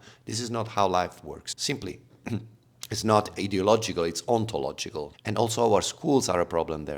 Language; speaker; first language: English; non-native, fluent; Italian